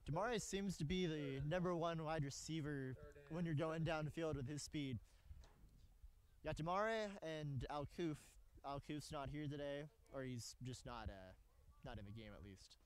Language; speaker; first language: English; native; English